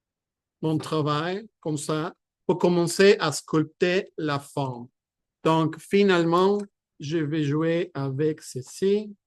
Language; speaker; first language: French; non-native, fluent; Spanish